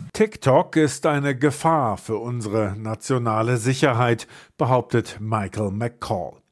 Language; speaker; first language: German; early bilingual, other home language; Polish